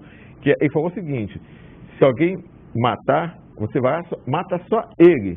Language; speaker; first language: Portuguese; native; Portuguese